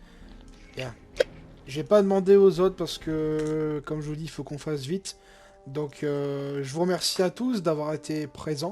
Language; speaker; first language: French; native; French